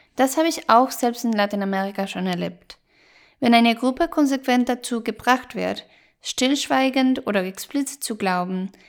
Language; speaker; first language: German; non-native, fluent; Spanish